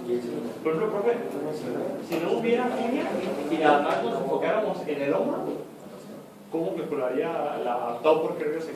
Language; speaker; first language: Spanish; native; Spanish